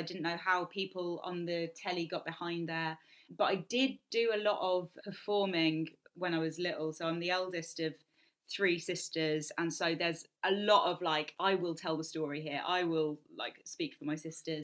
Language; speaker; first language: English; native; English